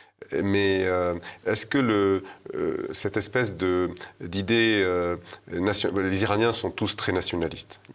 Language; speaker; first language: French; native; French